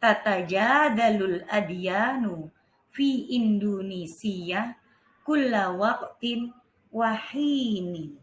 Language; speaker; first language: Arabic; non-native, fluent; Indonesian